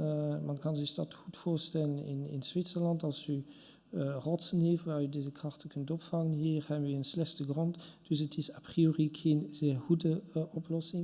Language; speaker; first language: Dutch; non-native, local second language; French